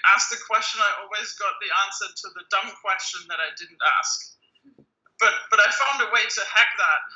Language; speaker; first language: English; non-native, fluent; German